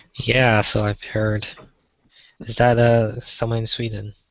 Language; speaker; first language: English; non-native, local second language; Chinese